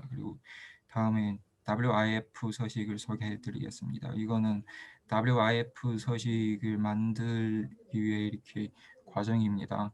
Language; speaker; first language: Korean; non-native, fluent; Chinese